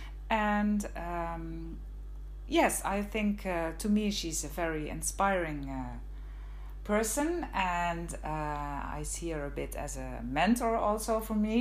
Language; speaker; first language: English; non-native, fluent; Dutch